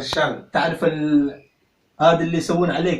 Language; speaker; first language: Arabic; native; Arabic